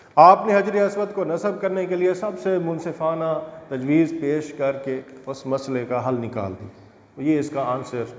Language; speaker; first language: Urdu; non-native, local second language; Saraiki